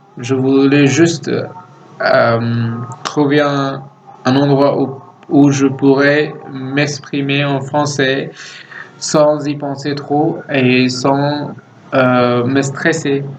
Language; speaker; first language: French; non-native, fluent; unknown